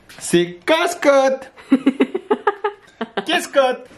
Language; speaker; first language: French; non-native, learner; Tibetan